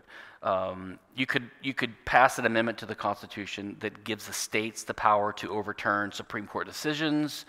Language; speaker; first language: English; native; English